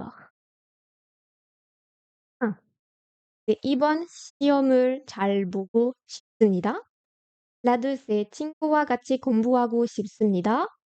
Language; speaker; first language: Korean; non-native, fluent; French